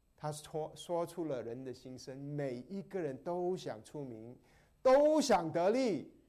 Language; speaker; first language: Chinese; non-native, local second language; Cantonese